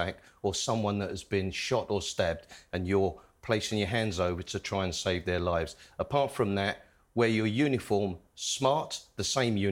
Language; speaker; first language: English; native; English